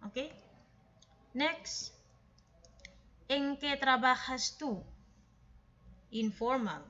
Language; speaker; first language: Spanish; non-native, fluent; Filipino